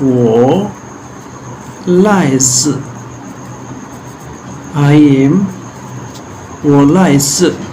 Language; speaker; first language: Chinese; non-native, fluent; Urdu